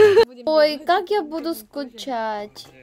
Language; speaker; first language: Russian; non-native, learner; Korean